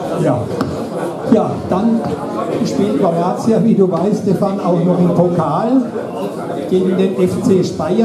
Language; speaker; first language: German; native; German